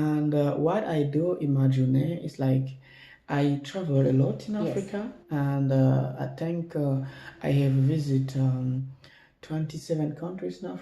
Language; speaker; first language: English; non-native, learner; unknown